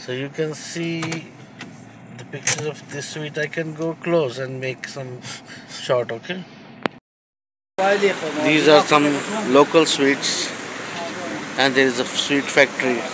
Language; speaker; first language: English; non-native, fluent; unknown